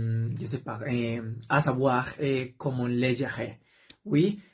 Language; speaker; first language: French; non-native, learner; Spanish